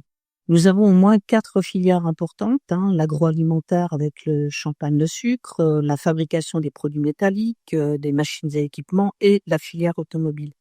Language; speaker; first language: French; native; French